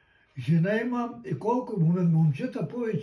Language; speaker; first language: Bulgarian; non-native, local second language; Turkish